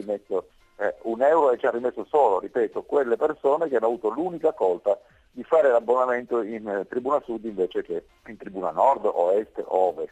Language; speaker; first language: Italian; native; Italian